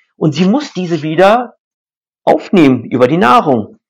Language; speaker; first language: German; non-native, fluent; English